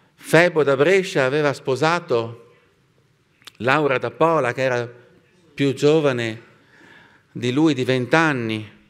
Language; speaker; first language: Italian; native; Italian